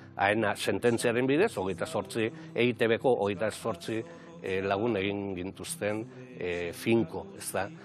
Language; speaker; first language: Basque; native; Basque